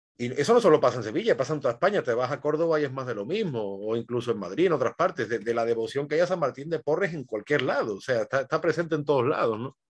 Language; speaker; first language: Spanish; native; Spanish